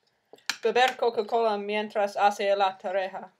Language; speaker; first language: Spanish; non-native, learner; English